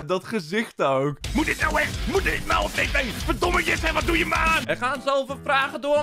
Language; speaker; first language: Dutch; native; Dutch